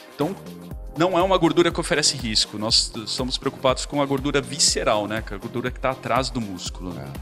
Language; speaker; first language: Portuguese; native; Portuguese